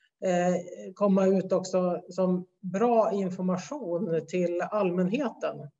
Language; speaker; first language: Swedish; native; Swedish